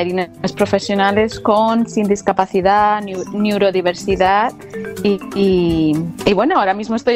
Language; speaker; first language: Spanish; native; Spanish